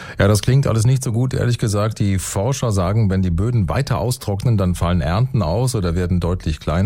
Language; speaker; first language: German; native; German